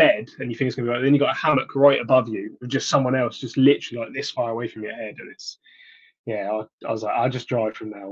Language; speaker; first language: English; native; English